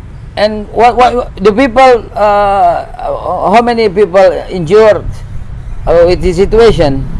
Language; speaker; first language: English; non-native, learner; Indonesian